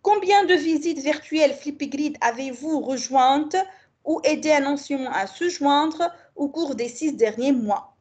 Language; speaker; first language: French; non-native, local second language; Arabic